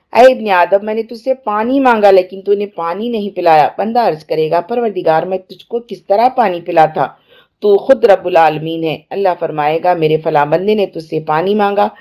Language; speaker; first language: Urdu; native; Urdu